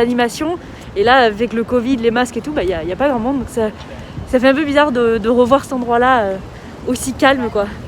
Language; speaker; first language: French; native; French